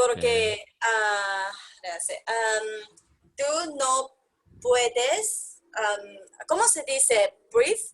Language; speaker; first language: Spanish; non-native, learner; English